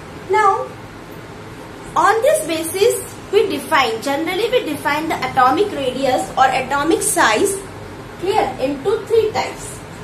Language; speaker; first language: English; non-native, local second language; Hindi